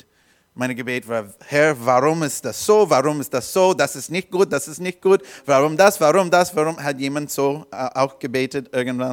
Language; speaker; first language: German; non-native, learner; English